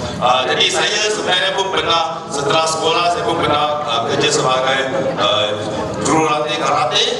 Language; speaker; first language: Malay; non-native, local second language; Chinese